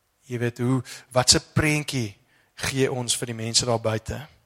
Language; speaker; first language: Afrikaans; non-native, fluent; English